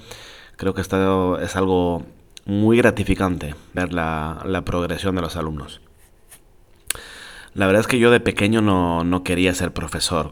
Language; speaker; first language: Spanish; non-native, fluent; French